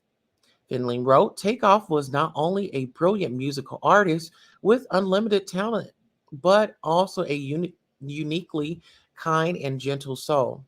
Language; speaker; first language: English; native; English